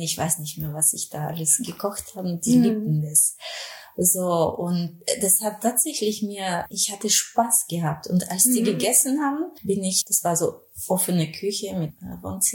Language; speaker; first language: German; non-native, fluent; Russian